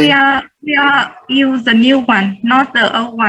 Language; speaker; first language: English; non-native, learner; Vietnamese